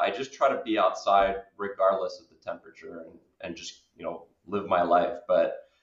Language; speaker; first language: English; native; English